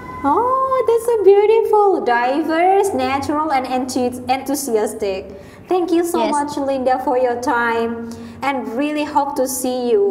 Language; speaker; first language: English; non-native, learner; Indonesian